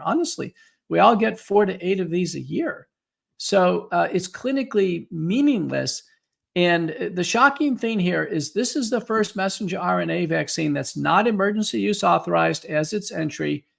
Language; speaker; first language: English; native; English